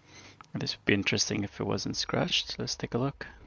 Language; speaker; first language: English; native; English